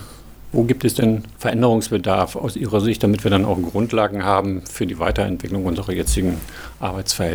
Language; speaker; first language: German; native; German